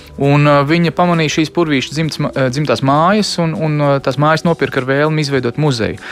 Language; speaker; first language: Latvian; native; Latvian